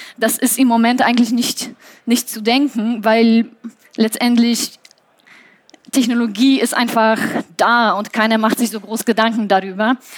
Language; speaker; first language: German; non-native, fluent; Polish